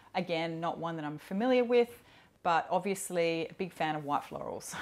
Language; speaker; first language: English; native; English